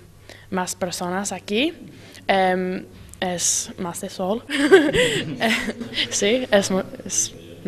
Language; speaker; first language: Spanish; non-native, learner; English